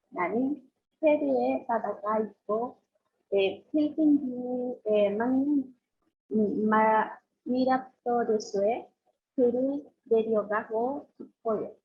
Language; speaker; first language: Korean; non-native, learner; Spanish